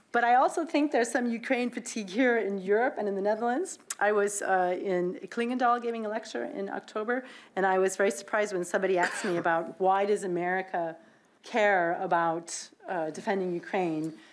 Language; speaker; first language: English; native; English